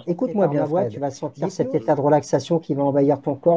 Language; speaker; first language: French; native; French